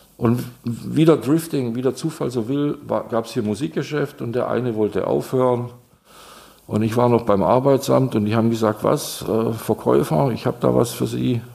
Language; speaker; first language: German; non-native, fluent; Czech